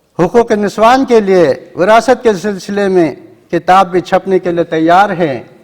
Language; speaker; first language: Urdu; non-native, local second language; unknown